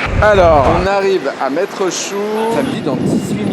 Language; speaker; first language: French; native; French